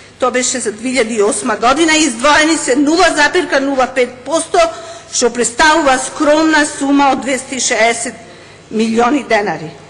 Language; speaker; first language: Macedonian; native; Macedonian